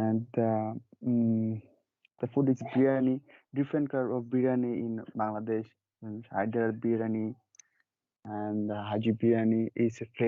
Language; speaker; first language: English; non-native, learner; Bangla